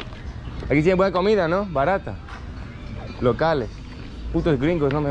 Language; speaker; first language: Spanish; non-native, learner; Greek